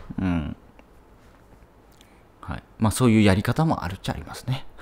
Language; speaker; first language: Japanese; native; Japanese